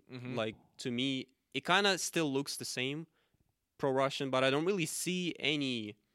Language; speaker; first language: English; non-native, fluent; Russian